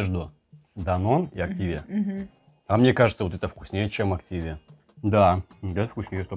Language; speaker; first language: Russian; native; Russian